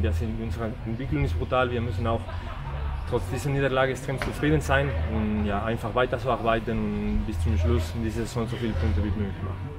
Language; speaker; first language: German; non-native, fluent; Spanish